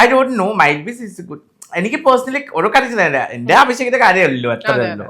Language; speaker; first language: Malayalam; non-native, fluent; Assamese